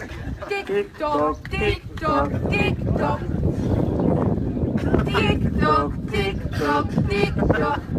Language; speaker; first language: Hebrew; native; Hebrew